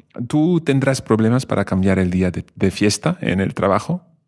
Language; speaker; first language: Spanish; non-native, fluent; English